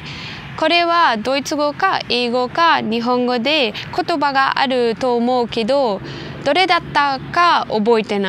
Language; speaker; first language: Japanese; non-native, learner; German